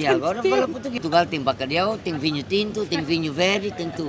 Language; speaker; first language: Portuguese; early bilingual, heritage; Portuguese